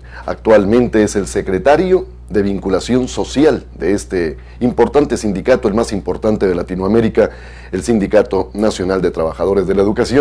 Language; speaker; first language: Spanish; native; Spanish